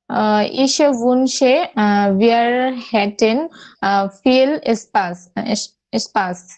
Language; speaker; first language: German; non-native, learner; Bangla